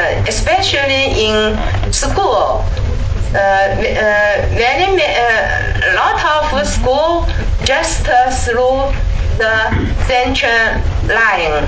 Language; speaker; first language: English; non-native, learner; Chinese